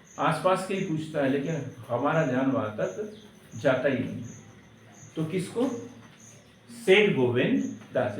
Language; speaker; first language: Hindi; native; Hindi